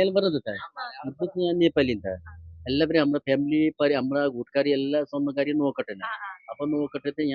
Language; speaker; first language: Malayalam; non-native, local second language; Nepali